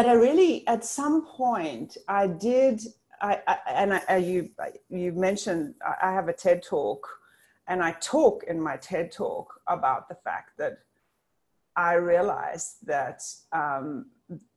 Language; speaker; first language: English; native; English